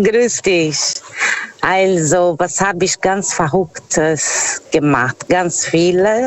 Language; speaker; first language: German; non-native, fluent; Portuguese